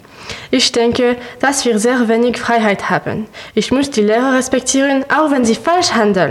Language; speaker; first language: German; non-native, learner; French